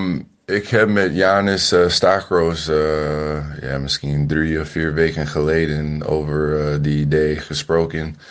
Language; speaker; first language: Dutch; non-native, learner; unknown